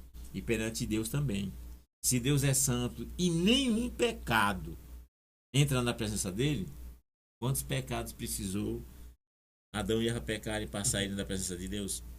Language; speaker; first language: Portuguese; native; Portuguese